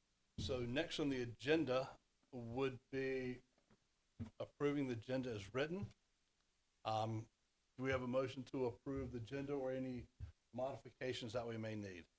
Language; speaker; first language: English; native; English